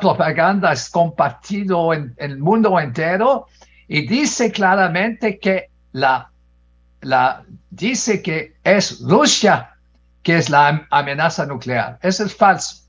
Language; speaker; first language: Spanish; non-native, fluent; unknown